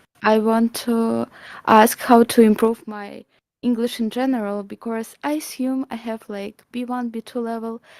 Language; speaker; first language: English; non-native, fluent; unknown